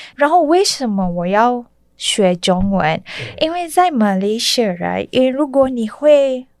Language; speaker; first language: Chinese; non-native, learner; Malay